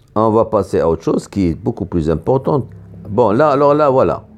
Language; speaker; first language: French; non-native, local second language; Arabic